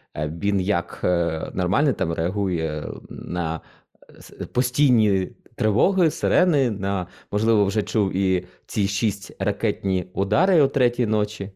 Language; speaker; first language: Ukrainian; native; Ukrainian